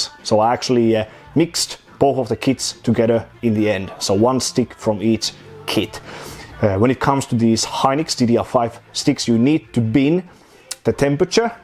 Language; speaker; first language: English; non-native, fluent; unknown